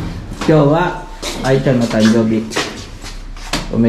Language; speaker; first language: Japanese; non-native, fluent; Filipino